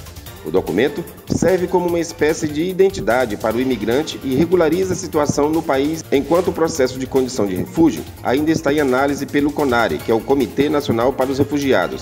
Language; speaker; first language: Portuguese; native; Portuguese